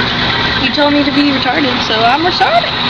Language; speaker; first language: English; native; English